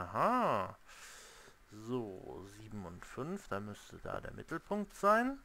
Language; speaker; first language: German; native; German